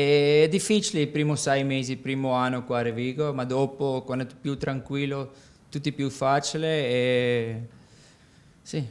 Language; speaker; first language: Italian; non-native, learner; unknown